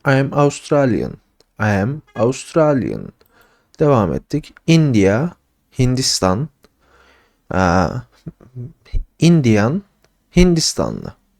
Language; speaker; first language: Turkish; native; Turkish